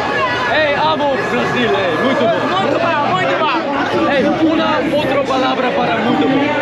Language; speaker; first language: Portuguese; non-native, learner; Swiss German